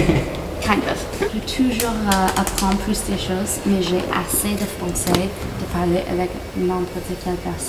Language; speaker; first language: French; non-native, fluent; English